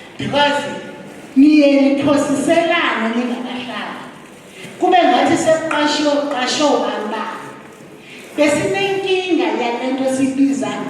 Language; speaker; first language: Zulu; non-native, local second language; Xhosa